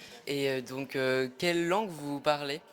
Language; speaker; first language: French; native; French